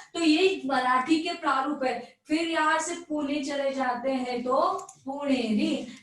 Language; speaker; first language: Hindi; non-native, local second language; Marathi